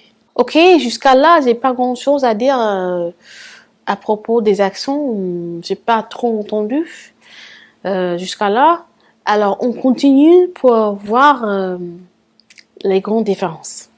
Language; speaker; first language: French; non-native, fluent; English